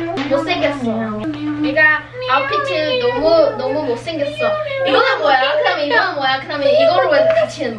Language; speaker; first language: Korean; early bilingual, heritage; English